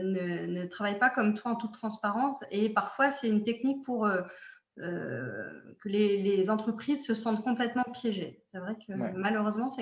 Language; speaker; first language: French; native; French